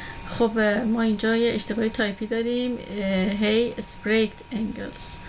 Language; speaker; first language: Persian; native; Persian